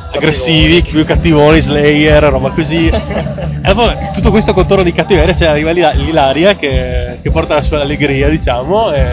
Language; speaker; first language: Italian; native; Italian